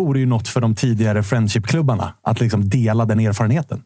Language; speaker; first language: Swedish; native; Swedish